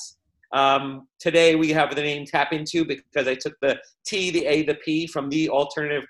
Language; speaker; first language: English; native; English